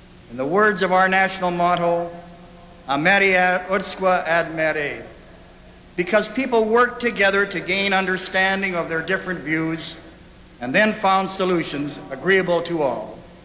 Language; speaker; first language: English; native; English